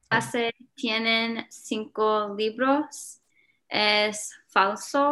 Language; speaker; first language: Spanish; non-native, learner; English